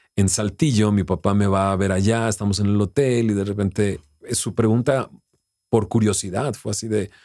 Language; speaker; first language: Spanish; native; Spanish